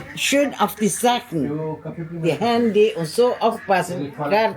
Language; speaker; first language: German; early bilingual, heritage; German